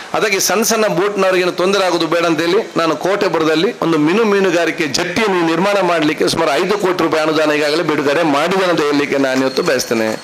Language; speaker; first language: Kannada; non-native, local second language; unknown